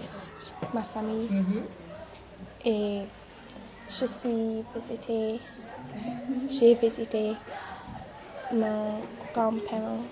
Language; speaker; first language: French; non-native, learner; English